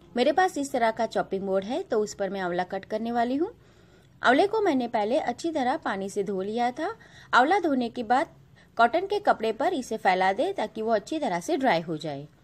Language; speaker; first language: Hindi; non-native, local second language; Gujarati